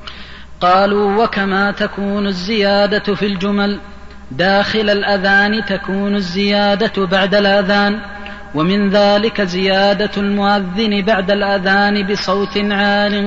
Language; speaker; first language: Arabic; native; Arabic